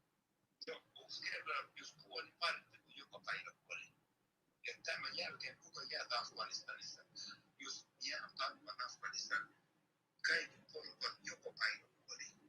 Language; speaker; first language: Finnish; non-native, learner; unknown